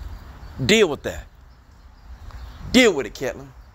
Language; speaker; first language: English; native; English